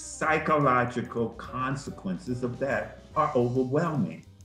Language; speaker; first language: English; native; English